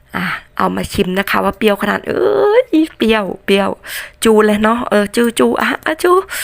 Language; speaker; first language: Thai; non-native, local second language; Northern Khmer